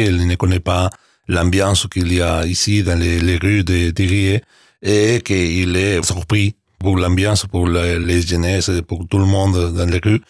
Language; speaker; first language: French; non-native, learner; Spanish